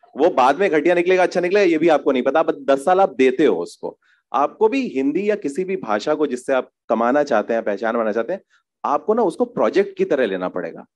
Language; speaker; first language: Hindi; native; Hindi